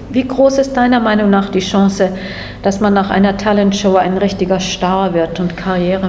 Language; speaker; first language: German; non-native, fluent; English